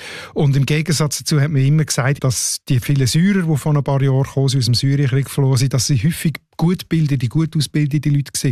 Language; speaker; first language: German; native; German